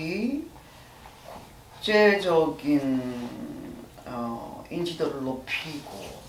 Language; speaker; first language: Korean; native; Korean